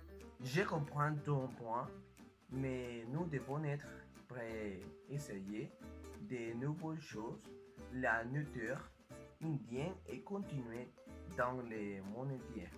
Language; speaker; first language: French; non-native, learner; Spanish